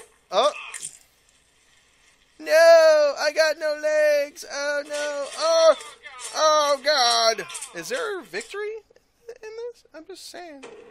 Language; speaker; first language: English; native; English